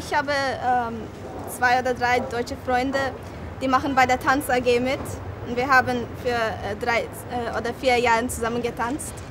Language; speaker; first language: German; non-native, fluent; Turkish